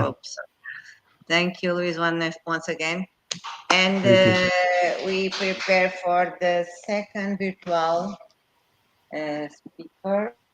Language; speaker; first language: English; non-native, fluent; Portuguese